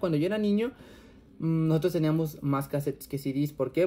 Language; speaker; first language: Spanish; native; Spanish